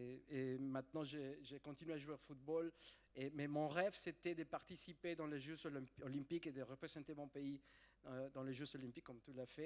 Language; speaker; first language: French; non-native, fluent; Spanish